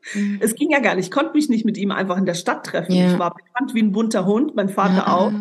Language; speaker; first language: German; native; German